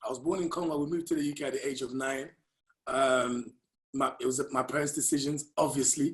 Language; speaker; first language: English; early bilingual, other home language; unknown